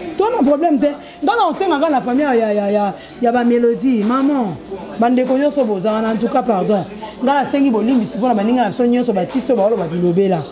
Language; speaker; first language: Lingala; non-native, local second language; Luba-Lulua